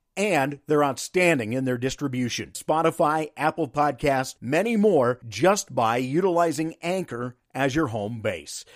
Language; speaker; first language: English; native; English